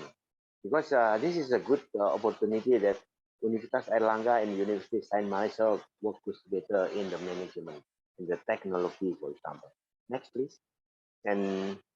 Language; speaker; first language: English; non-native, fluent; Indonesian